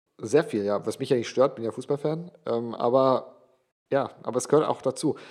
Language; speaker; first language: German; non-native, local second language; English